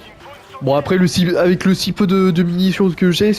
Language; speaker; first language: French; native; French